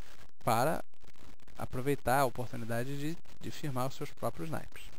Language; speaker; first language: Portuguese; native; Portuguese